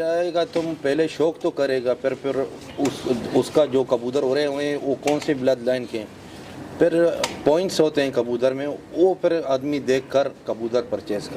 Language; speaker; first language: Hindi; non-native, learner; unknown